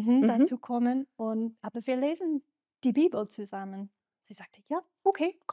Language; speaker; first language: German; non-native, learner; English